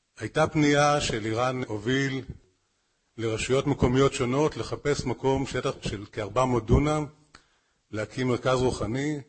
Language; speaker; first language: Hebrew; native; Hebrew